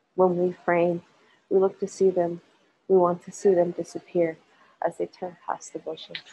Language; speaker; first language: English; early bilingual, other home language; Spanish